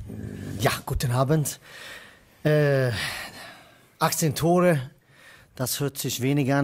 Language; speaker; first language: German; non-native, fluent; Swedish